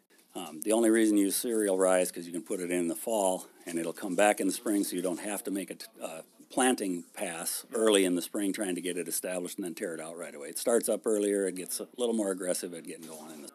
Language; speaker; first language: English; native; English